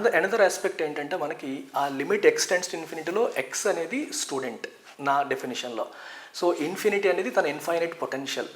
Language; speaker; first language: Telugu; native; Telugu